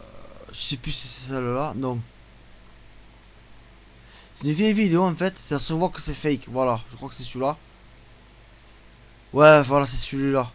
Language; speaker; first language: French; native; French